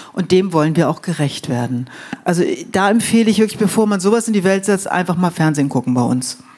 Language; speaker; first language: German; native; German